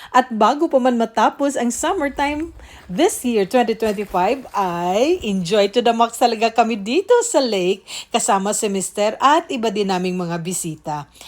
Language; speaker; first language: Filipino; native; Filipino